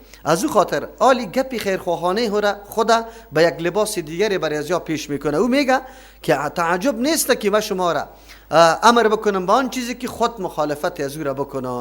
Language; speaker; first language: Persian; native; Persian